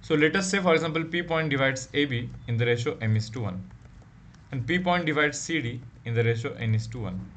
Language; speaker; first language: English; non-native, local second language; Marathi